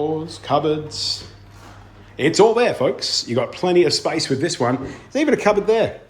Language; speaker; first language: English; native; English